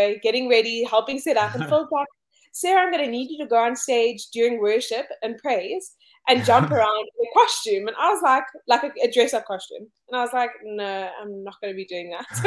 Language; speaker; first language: English; native; English